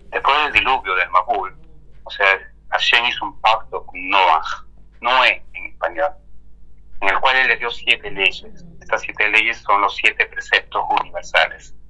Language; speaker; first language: Spanish; native; Spanish